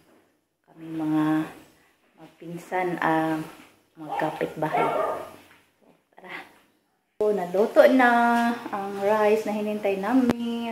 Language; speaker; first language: Filipino; non-native, local second language; Cebuano